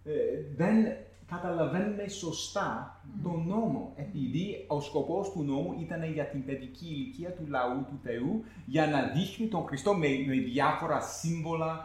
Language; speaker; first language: Greek; non-native, fluent; English